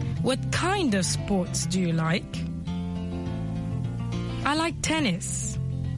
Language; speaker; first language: English; non-native, fluent; French